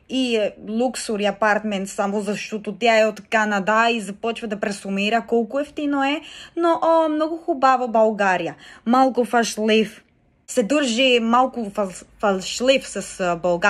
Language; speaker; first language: Bulgarian; non-native, learner; Spanish